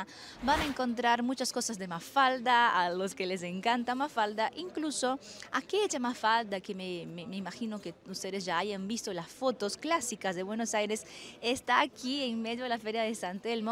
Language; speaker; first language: Spanish; non-native, fluent; Portuguese